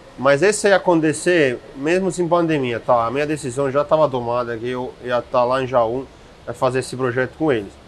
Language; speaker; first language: Portuguese; non-native, fluent; Italian